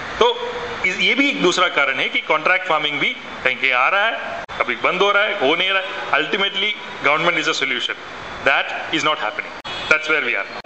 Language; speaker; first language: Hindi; non-native, local second language; Malayalam